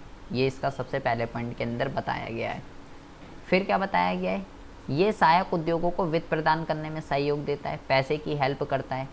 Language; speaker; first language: Hindi; native; Hindi